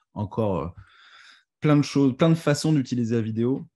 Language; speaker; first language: French; native; French